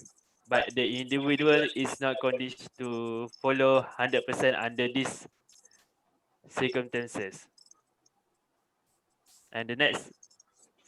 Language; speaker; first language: English; non-native, local second language; Malay